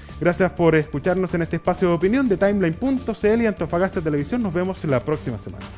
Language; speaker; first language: Spanish; native; Spanish